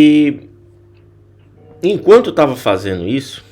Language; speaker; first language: Portuguese; native; Portuguese